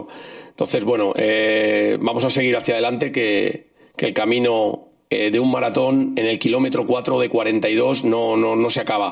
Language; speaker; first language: Spanish; native; Spanish